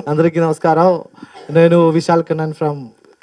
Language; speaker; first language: Telugu; non-native, learner; Malayalam